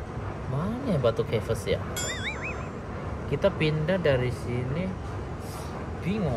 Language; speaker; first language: Indonesian; native; Indonesian